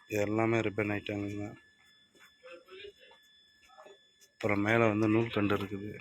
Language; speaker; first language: Tamil; native; Tamil